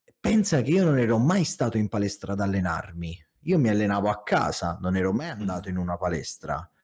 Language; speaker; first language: Italian; native; Italian